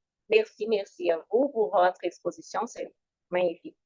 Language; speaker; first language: French; non-native, learner; Portuguese